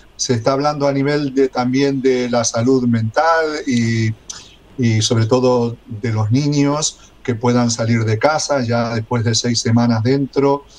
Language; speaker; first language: Spanish; native; Spanish